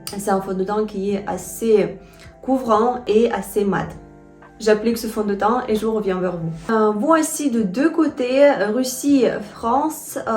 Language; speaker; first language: French; non-native, fluent; Russian